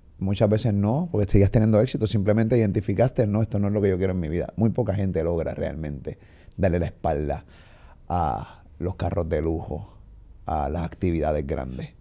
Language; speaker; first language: Spanish; native; Spanish